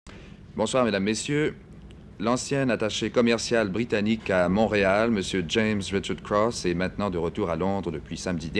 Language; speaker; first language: French; native; French